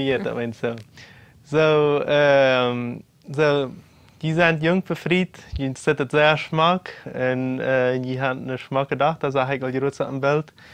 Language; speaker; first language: German; non-native, local second language; Plautdietsch